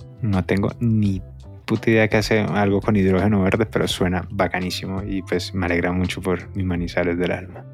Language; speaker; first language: Spanish; native; Spanish